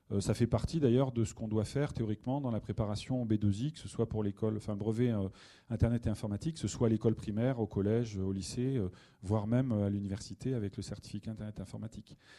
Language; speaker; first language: French; native; French